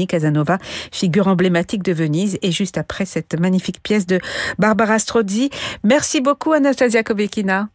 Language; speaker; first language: French; native; French